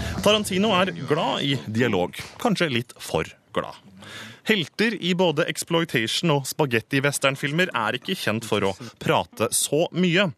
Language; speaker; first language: Norwegian; native; Norwegian